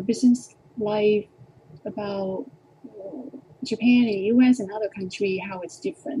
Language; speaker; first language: English; non-native, learner; Vietnamese